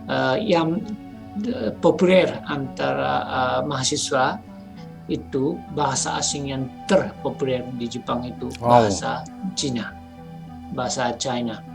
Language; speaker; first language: Indonesian; non-native, fluent; Japanese